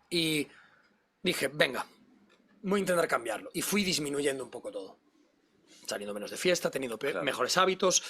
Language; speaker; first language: Spanish; native; Spanish